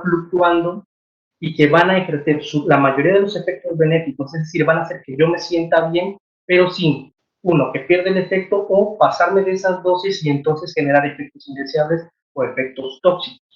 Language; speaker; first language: Spanish; native; Spanish